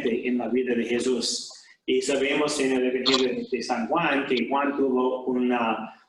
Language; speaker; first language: Spanish; non-native, fluent; English